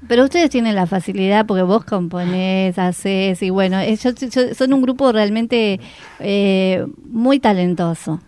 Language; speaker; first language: Spanish; native; Spanish